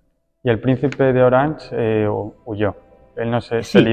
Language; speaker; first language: Spanish; native; Spanish